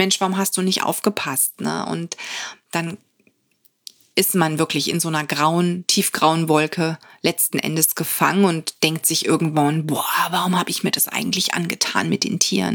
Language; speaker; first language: German; native; German